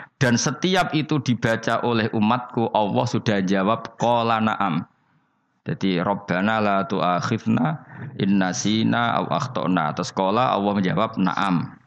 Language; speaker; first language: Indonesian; non-native, local second language; Javanese